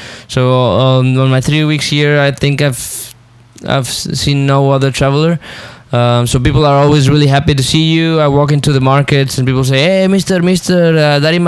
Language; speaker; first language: English; non-native, fluent; Spanish